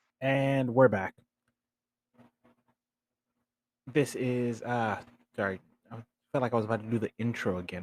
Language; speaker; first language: English; native; English